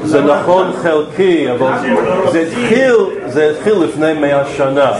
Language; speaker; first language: Hebrew; non-native, fluent; English